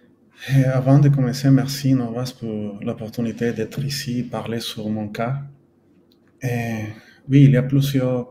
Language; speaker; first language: French; non-native, fluent; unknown